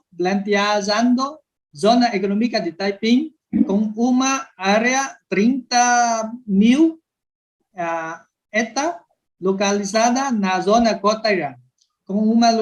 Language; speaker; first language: Portuguese; non-native, learner; Vietnamese